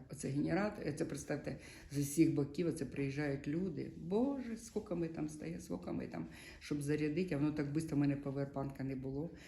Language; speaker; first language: Ukrainian; non-native, local second language; Russian